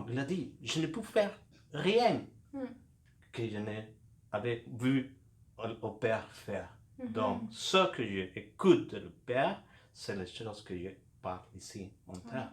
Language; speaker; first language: French; non-native, fluent; Spanish